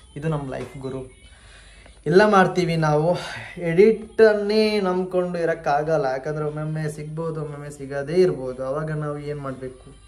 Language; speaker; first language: Kannada; non-native, local second language; Tulu